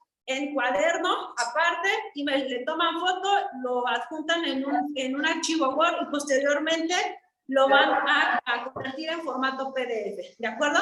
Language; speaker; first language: Spanish; native; Spanish